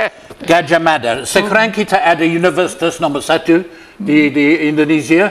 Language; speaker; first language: Indonesian; non-native, learner; English